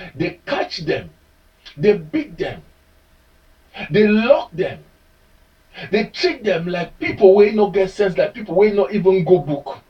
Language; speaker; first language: Nigerian Pidgin; native; Nigerian Pidgin